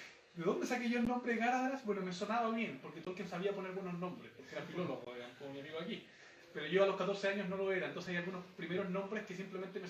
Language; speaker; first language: Spanish; native; Spanish